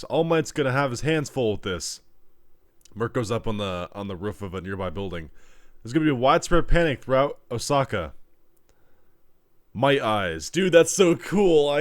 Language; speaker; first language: English; native; English